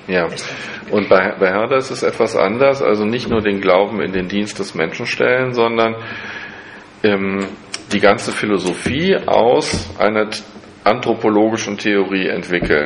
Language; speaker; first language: German; non-native, fluent; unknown